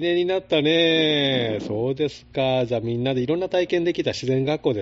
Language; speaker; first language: Japanese; native; Japanese